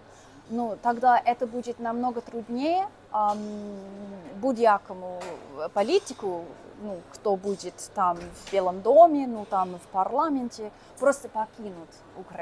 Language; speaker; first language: Russian; non-native, fluent; English